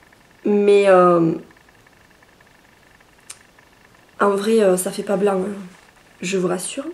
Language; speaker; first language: French; native; French